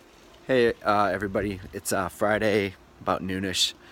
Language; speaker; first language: English; native; English